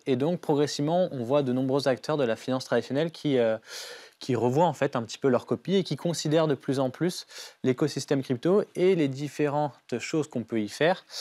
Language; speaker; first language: French; native; French